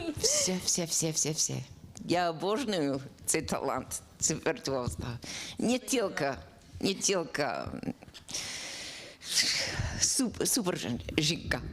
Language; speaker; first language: Ukrainian; non-native, learner; English